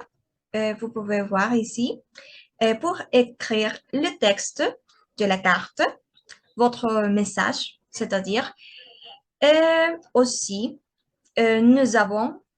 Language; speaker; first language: French; non-native, learner; Spanish